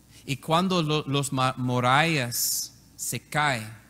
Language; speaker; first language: Spanish; non-native, learner; English